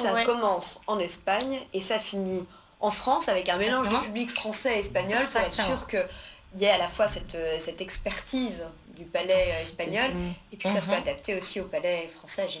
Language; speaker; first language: French; native; French